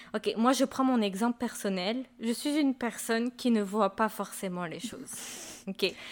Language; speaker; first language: French; native; French